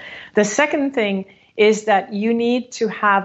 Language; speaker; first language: English; native; English